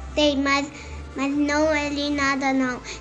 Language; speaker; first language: Portuguese; early bilingual, heritage; Portuguese